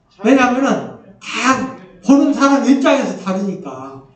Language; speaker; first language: Korean; native; Korean